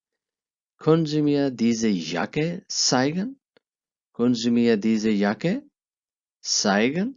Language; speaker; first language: German; non-native, fluent; Urdu